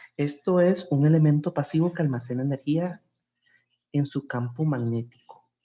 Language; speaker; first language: Spanish; native; Spanish